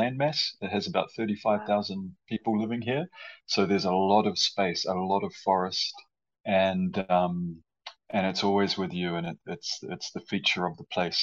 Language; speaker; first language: English; native; English